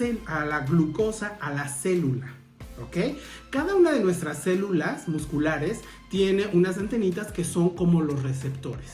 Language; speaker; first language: Spanish; native; Spanish